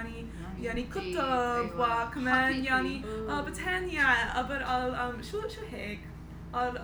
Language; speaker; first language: Arabic; non-native, learner; English